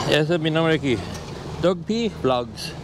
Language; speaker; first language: Spanish; non-native, learner; English